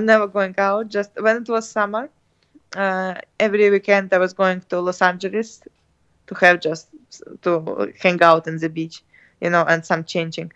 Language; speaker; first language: English; non-native, learner; Russian